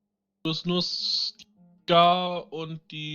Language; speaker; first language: German; native; German